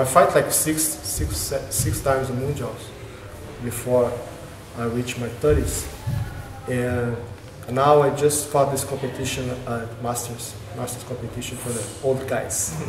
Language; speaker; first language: English; non-native, learner; Portuguese